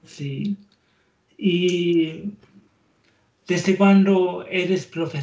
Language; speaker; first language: Spanish; non-native, learner; German